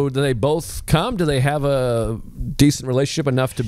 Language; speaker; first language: English; native; English